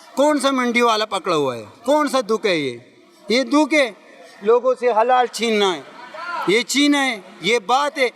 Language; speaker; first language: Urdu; non-native, local second language; Pashto